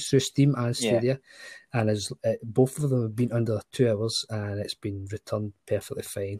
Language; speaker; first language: English; native; English